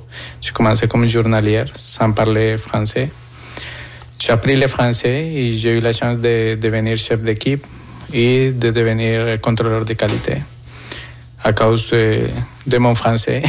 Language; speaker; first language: French; non-native, fluent; Spanish